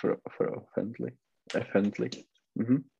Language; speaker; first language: German; non-native, learner; Czech